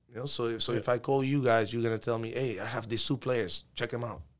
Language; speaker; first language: English; early bilingual, other home language; Spanish